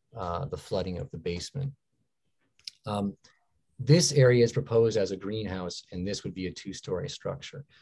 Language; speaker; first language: English; native; English